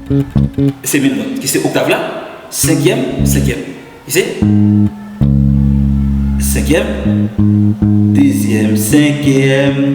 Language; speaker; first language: French; non-native, learner; Haitian Creole